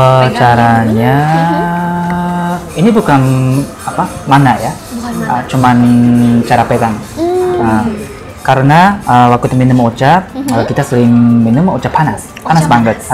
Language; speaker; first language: Indonesian; non-native, learner; Japanese